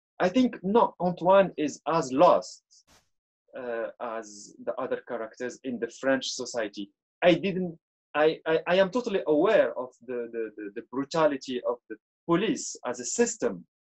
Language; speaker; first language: English; non-native, fluent; Arabic